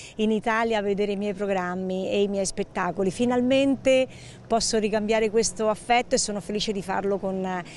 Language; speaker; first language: Italian; native; Italian